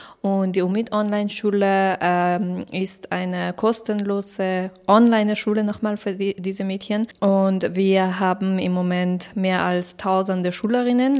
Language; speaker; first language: German; non-native, fluent; Persian